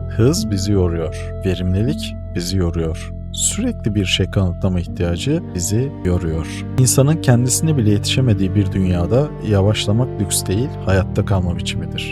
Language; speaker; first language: Turkish; native; Turkish